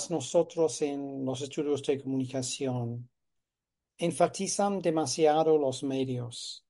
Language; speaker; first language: Spanish; non-native, fluent; English